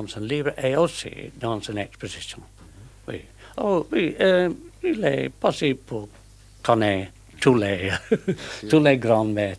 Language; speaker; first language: French; non-native, learner; English